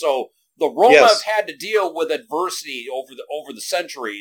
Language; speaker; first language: English; native; English